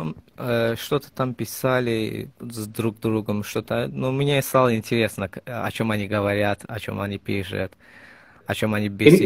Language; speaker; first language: Russian; non-native, fluent; Azerbaijani